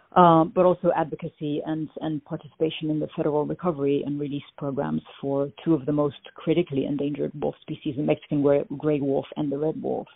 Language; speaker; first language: English; non-native, fluent; French